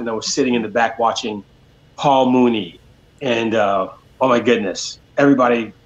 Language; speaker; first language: English; native; English